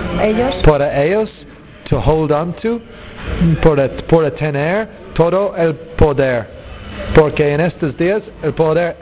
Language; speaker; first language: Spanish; non-native, learner; English